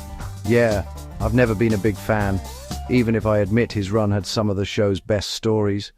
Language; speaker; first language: English; native; English